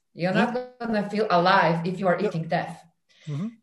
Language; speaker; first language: English; non-native, fluent; Polish